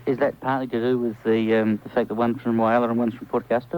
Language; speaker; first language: English; native; English